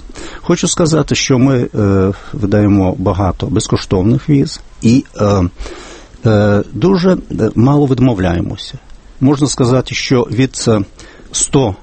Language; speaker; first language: Ukrainian; non-native, fluent; Lithuanian